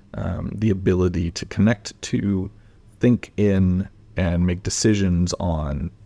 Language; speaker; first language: English; native; English